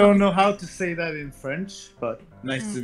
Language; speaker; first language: English; non-native, learner; Korean